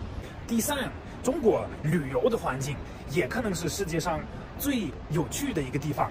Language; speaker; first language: Chinese; non-native, fluent; German